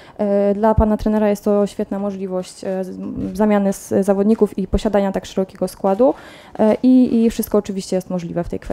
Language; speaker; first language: Polish; native; Polish